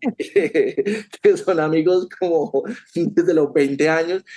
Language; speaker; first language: Spanish; native; Spanish